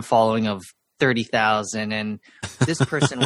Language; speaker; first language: English; native; English